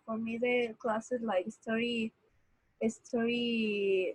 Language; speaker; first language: English; non-native, learner; Spanish